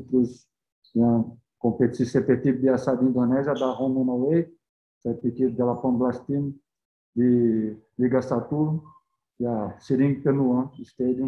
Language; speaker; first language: Indonesian; non-native, fluent; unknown